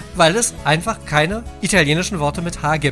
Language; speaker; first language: German; native; German